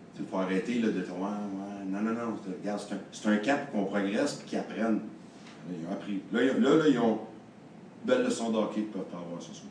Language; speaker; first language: French; native; French